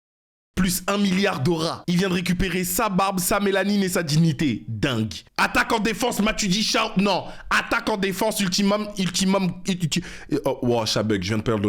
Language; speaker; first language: French; native; French